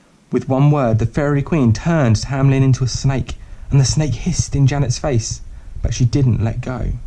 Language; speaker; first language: English; native; English